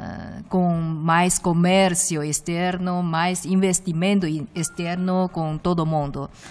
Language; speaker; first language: Portuguese; non-native, fluent; Chinese